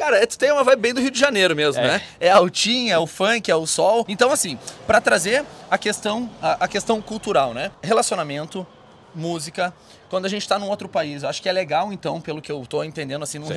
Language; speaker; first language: Portuguese; native; Portuguese